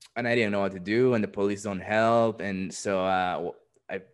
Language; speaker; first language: English; non-native, fluent; Spanish